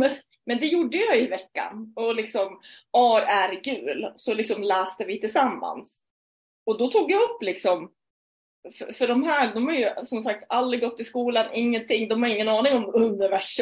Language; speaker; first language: Swedish; native; Swedish